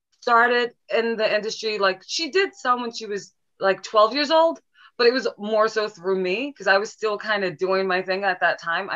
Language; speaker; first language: English; native; English